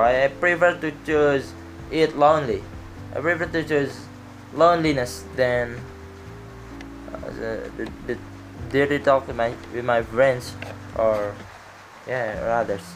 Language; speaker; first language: English; non-native, learner; Indonesian